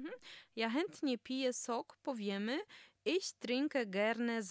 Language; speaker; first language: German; non-native, fluent; Polish